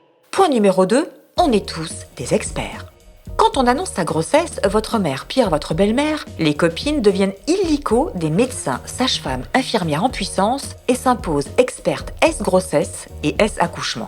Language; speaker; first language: French; native; French